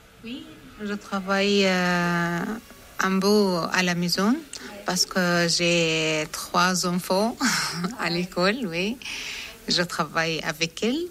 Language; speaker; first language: French; non-native, learner; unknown